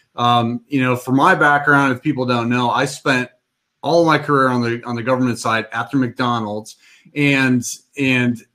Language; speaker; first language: English; native; English